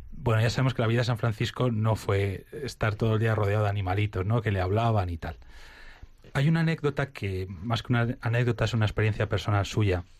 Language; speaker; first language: Spanish; native; Spanish